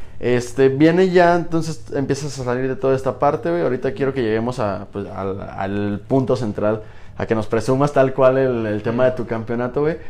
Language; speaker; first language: Spanish; native; Spanish